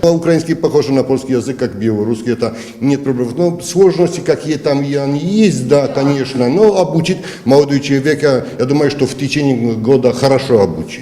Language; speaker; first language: Russian; non-native, learner; Polish